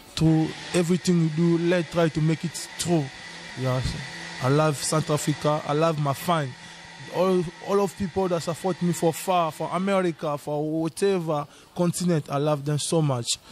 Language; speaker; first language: English; non-native, learner; Lingala